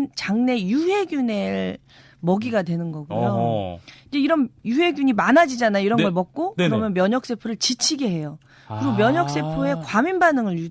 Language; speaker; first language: Korean; native; Korean